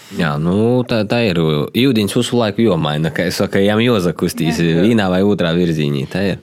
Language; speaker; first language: Latvian; native; Latvian